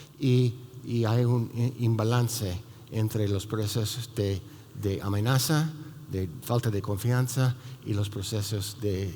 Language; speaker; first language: Spanish; non-native, fluent; English